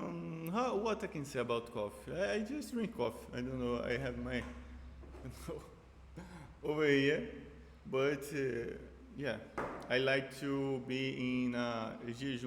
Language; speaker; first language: English; non-native, fluent; Portuguese